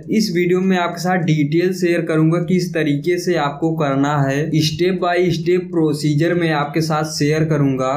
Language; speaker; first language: Hindi; native; Hindi